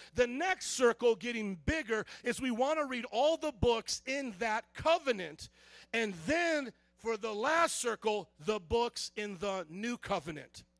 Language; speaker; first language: English; native; English